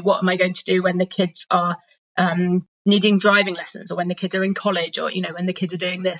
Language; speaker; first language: English; native; English